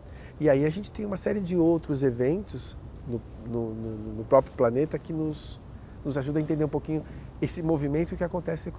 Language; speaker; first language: Portuguese; native; Portuguese